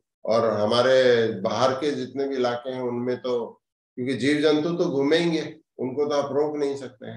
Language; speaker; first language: Hindi; native; Hindi